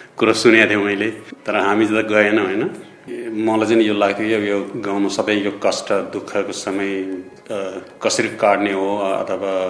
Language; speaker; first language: Nepali; non-native, local second language; Eastern Tamang